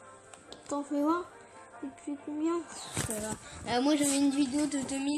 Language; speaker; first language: French; native; French